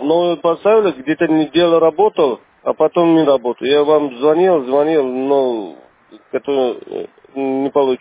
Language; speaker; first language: Russian; non-native, learner; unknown